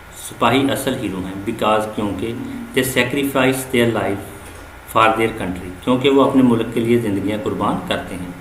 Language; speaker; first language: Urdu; non-native, local second language; Punjabi